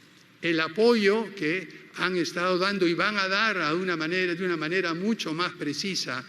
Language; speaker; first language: Spanish; native; Spanish